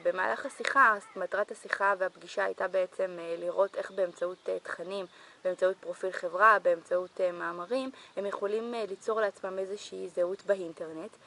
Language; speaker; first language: Hebrew; native; Hebrew